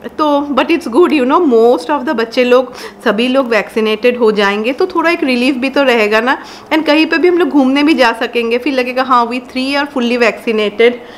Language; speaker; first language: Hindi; non-native, local second language; Bangla